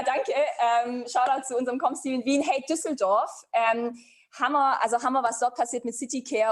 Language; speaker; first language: German; native; German